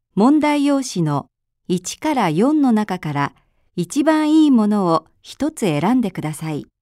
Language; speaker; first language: Japanese; native; Japanese